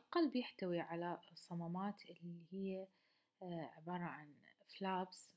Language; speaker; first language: Arabic; native; Arabic